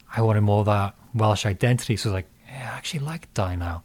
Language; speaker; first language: English; native; English